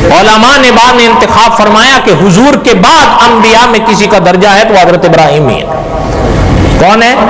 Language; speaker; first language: Urdu; non-native, local second language; Pashto